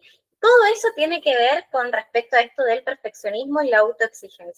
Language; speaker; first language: Spanish; native; Spanish